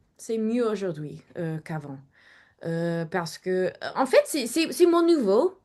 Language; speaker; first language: French; non-native, learner; English